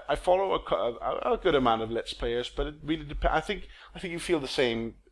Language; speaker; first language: English; non-native, fluent; Danish